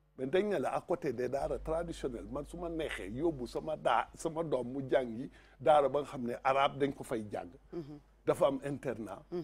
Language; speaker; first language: Wolof; non-native, local second language; Fula